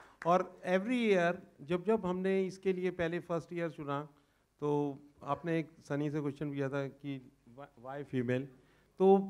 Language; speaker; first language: Hindi; native; Hindi